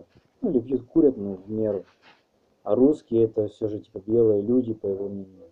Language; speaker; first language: Russian; native; Russian